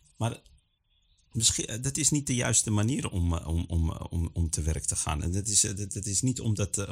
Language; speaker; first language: Dutch; early bilingual, other home language; Arabic